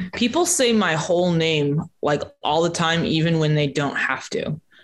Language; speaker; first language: English; native; English